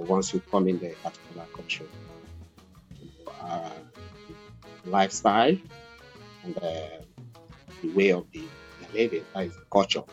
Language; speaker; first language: English; non-native, local second language; Igbo